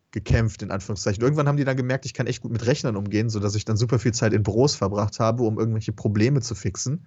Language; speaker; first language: German; native; German